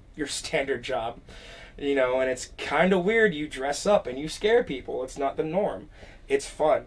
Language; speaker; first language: English; native; English